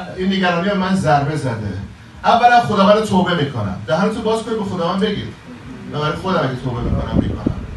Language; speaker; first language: Persian; native; Persian